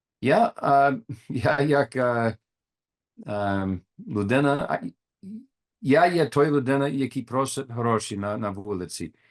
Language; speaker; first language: Ukrainian; non-native, learner; English